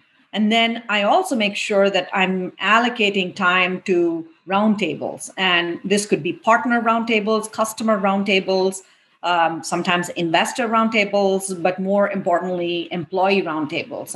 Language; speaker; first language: English; non-native, local second language; Tamil